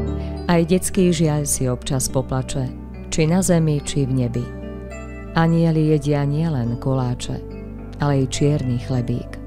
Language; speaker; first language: Slovak; native; Slovak